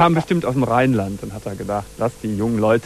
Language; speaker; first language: German; native; German